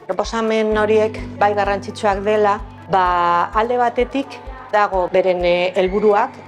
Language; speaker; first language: Basque; non-native, local second language; Spanish